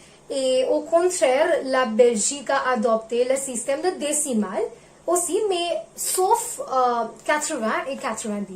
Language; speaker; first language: French; non-native, learner; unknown